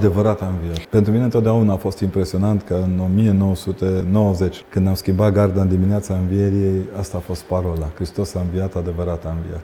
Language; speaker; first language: Romanian; native; Romanian